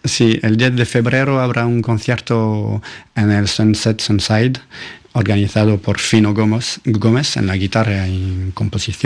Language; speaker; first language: Spanish; non-native, fluent; French